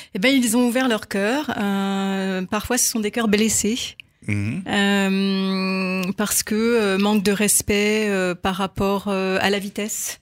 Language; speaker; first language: French; native; French